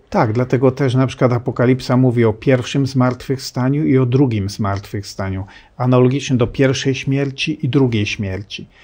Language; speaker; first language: Polish; native; Polish